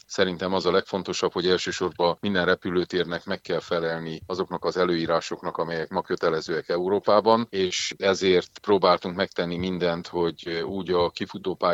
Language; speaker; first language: Hungarian; native; Hungarian